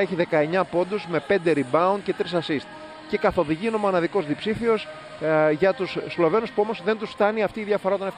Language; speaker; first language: Greek; native; Greek